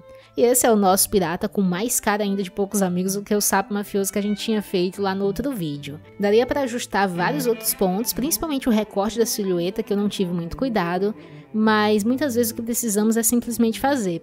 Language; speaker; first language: Portuguese; native; Portuguese